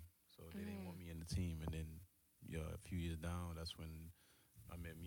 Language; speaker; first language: English; early bilingual, other home language; Haitian Creole